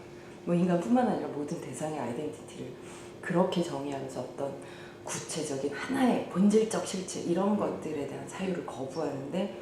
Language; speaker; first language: Korean; native; Korean